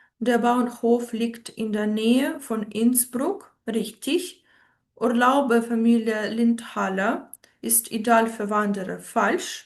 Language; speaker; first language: German; non-native, fluent; Ukrainian